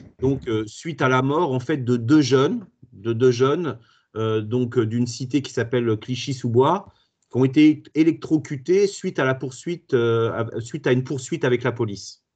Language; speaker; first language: French; native; French